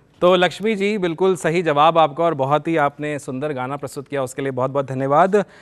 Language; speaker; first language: Hindi; native; Hindi